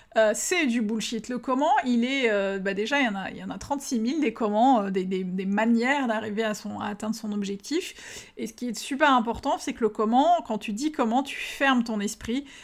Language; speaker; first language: French; native; French